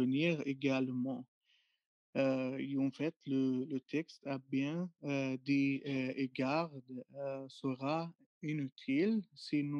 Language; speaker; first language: French; non-native, learner; Arabic